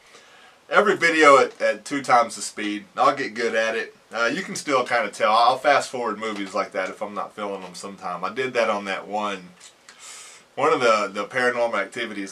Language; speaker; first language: English; native; English